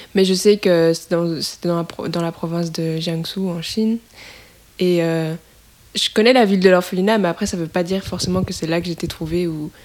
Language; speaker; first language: French; native; French